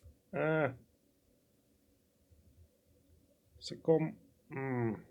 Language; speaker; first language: French; non-native, fluent; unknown